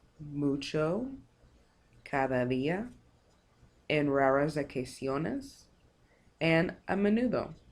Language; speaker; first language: Spanish; non-native, fluent; English